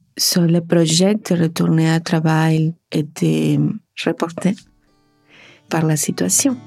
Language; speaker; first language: French; non-native, learner; Spanish